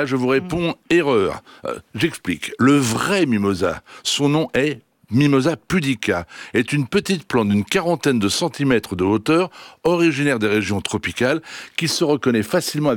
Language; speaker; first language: French; native; French